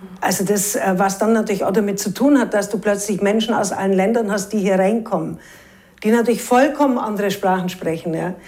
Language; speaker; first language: German; native; German